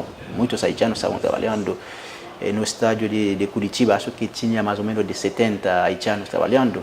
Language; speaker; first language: Portuguese; non-native, fluent; Haitian Creole